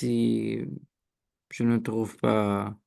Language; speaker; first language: French; non-native, learner; Romanian